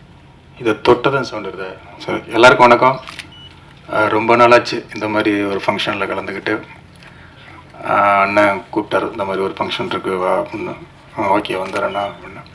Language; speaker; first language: Tamil; native; Tamil